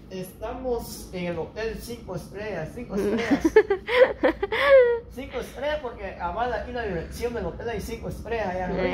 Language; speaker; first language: Spanish; native; Spanish